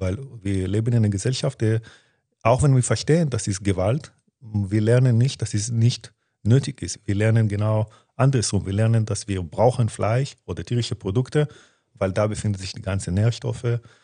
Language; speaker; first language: German; non-native, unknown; Hebrew